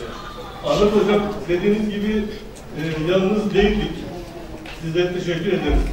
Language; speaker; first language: Turkish; native; Turkish